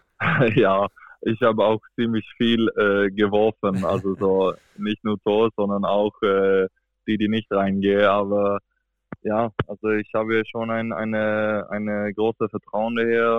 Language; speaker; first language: German; non-native, fluent; Swedish